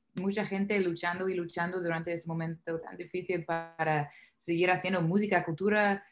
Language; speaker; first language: Spanish; non-native, fluent; English